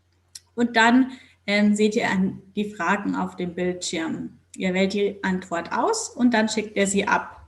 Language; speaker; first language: German; native; German